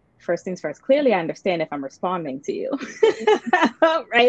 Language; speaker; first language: English; native; English